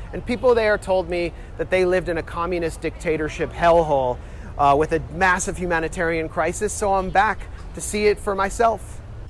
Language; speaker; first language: English; native; English